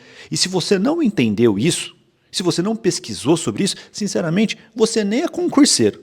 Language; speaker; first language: Portuguese; native; Portuguese